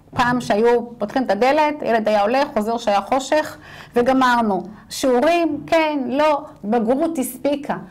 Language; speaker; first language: Hebrew; native; Hebrew